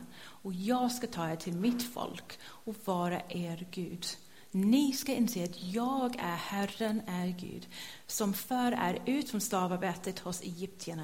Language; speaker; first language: Swedish; non-native, fluent; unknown